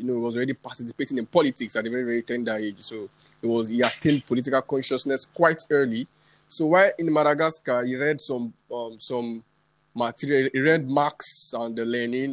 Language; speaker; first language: English; non-native, local second language; Yoruba